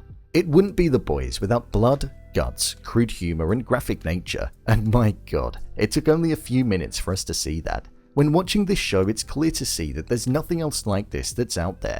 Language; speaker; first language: English; native; English